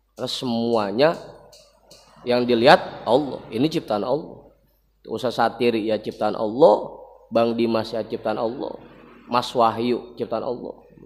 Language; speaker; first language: Indonesian; native; Indonesian